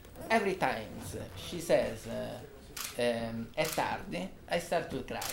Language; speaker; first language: English; non-native, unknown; Italian